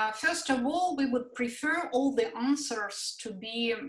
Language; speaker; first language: English; non-native, fluent; Latvian